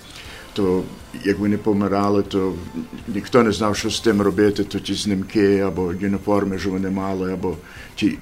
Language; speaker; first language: Ukrainian; early bilingual, heritage; Ukrainian